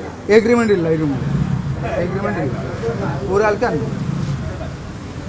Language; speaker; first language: Malayalam; non-native, learner; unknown